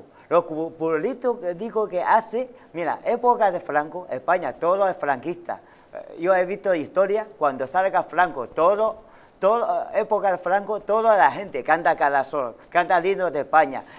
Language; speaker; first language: Spanish; non-native, learner; Chinese